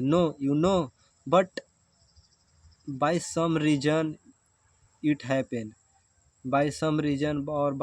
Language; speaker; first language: English; non-native, learner; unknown